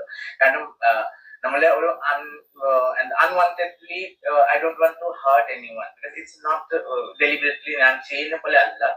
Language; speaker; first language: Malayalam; non-native, fluent; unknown